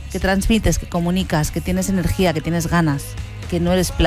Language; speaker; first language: Spanish; native; Spanish